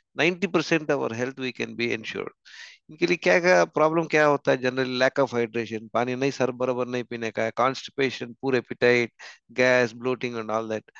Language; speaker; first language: Hindi; non-native, local second language; Telugu